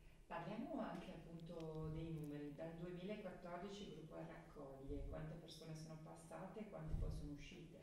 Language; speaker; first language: Italian; native; Italian